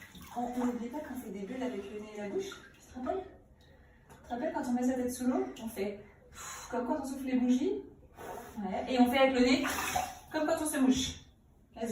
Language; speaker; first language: French; native; French